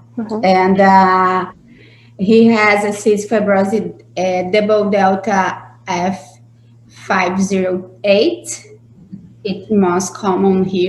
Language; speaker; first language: English; non-native, learner; Portuguese